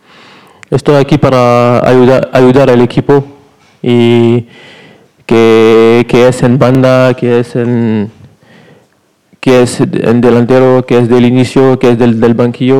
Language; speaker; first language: Spanish; non-native, learner; French